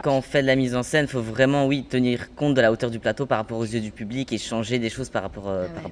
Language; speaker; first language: French; native; French